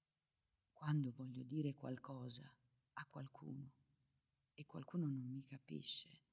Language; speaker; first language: Italian; non-native, fluent; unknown